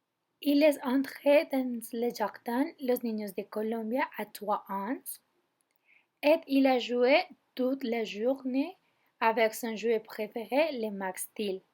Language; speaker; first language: French; non-native, learner; Spanish